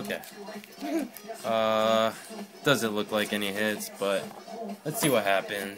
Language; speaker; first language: English; native; English